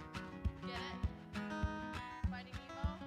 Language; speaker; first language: English; native; English